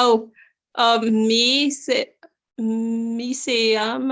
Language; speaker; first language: Spanish; non-native, learner; English